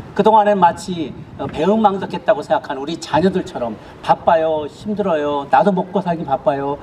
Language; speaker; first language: Korean; native; Korean